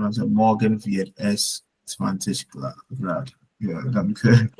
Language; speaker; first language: German; non-native, learner; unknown